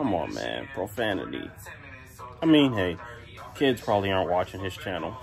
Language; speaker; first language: English; native; English